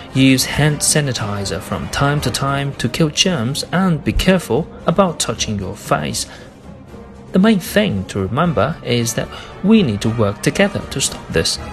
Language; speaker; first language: English; non-native, fluent; Chinese